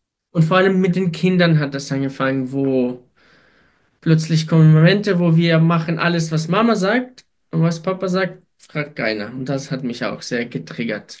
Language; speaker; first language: German; non-native, fluent; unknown